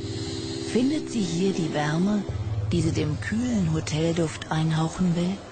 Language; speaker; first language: German; native; German